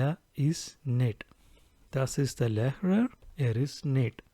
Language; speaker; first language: German; non-native, fluent; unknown